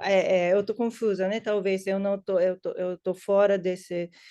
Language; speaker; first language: Portuguese; non-native, learner; English